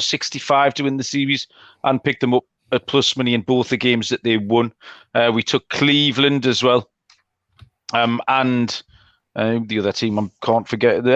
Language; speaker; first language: English; native; English